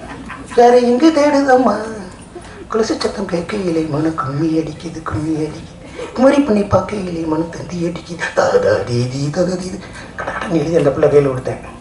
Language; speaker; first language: Tamil; native; Tamil